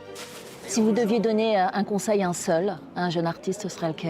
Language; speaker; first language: French; native; French